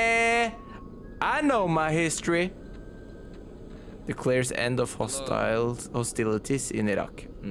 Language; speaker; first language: English; non-native, fluent; Norwegian